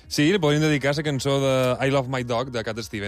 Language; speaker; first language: Catalan; native; Catalan